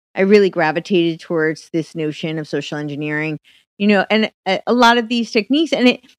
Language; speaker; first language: English; native; English